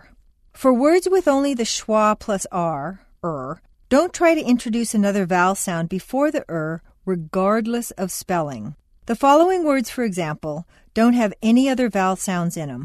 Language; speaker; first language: English; native; English